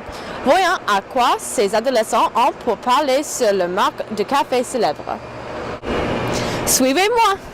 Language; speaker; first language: French; non-native, learner; English